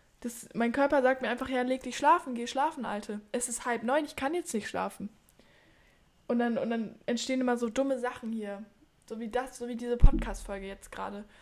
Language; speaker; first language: German; native; German